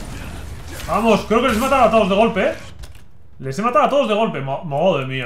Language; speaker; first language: Spanish; native; Spanish